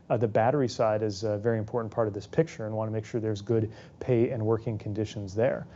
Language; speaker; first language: English; native; English